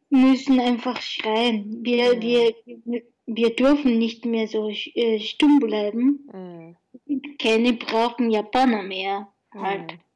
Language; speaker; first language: German; non-native, learner; Japanese